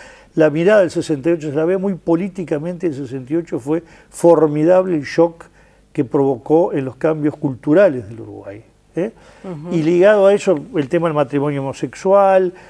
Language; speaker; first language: Spanish; native; Spanish